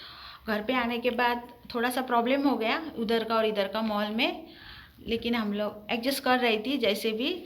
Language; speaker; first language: Hindi; early bilingual, heritage; Hindi